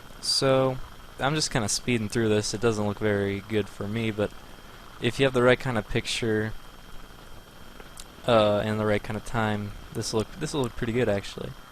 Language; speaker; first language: English; native; English